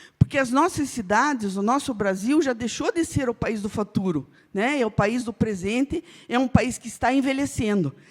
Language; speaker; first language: Portuguese; non-native, local second language; Ukrainian